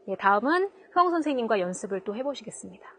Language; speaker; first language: Korean; native; Korean